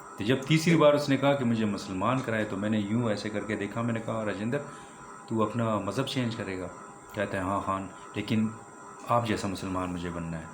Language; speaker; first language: Urdu; early bilingual, heritage; Urdu